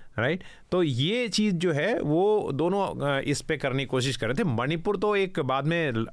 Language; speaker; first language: Hindi; native; Hindi